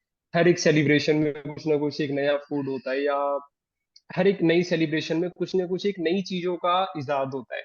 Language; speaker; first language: Hindi; native; Hindi